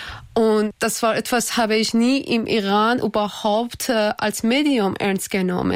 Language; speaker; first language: German; non-native, learner; Persian